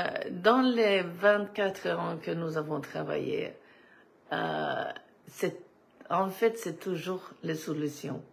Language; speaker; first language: French; non-native, fluent; Swedish